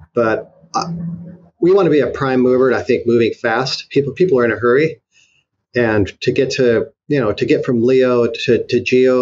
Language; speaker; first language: English; native; English